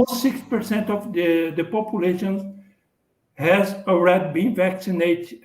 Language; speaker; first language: English; non-native, learner; Portuguese